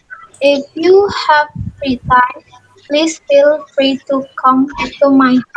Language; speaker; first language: English; non-native, learner; Indonesian